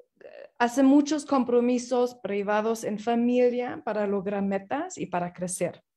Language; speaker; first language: Spanish; non-native, fluent; English